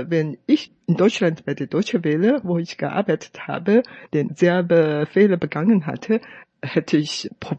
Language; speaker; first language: German; non-native, fluent; Chinese